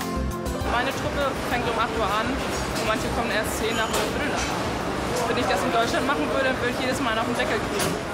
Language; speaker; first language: German; native; German